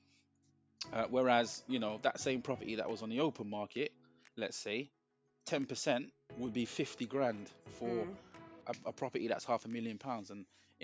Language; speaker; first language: English; native; English